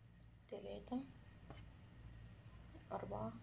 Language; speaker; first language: Arabic; native; Arabic